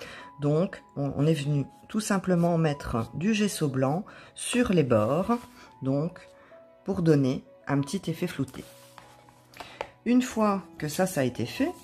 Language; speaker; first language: French; native; French